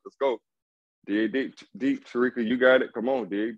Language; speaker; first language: English; native; English